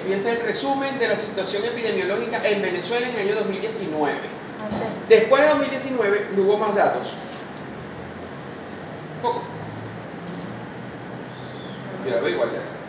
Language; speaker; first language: Spanish; native; Spanish